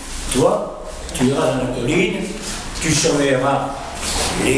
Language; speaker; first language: French; native; French